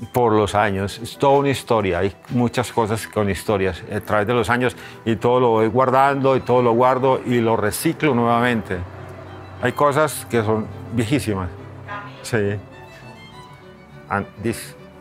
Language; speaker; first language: Spanish; native; Spanish